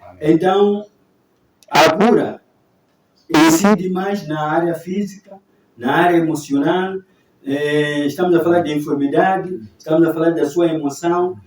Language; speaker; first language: Portuguese; non-native, local second language; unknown